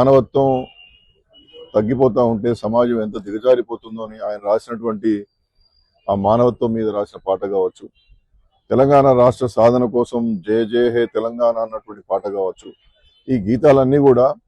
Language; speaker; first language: Telugu; native; Telugu